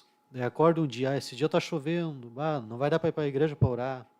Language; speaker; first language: Portuguese; native; Portuguese